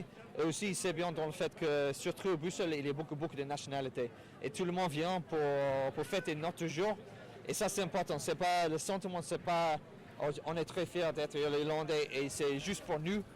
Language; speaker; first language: French; non-native, fluent; English